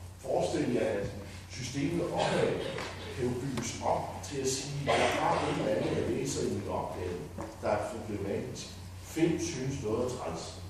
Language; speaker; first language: Danish; native; Danish